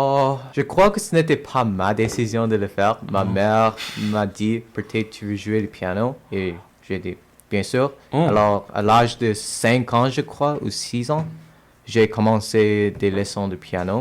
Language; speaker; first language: French; non-native, local second language; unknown